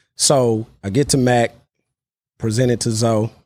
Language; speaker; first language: English; native; English